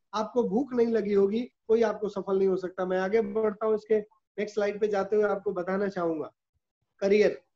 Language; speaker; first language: Hindi; native; Hindi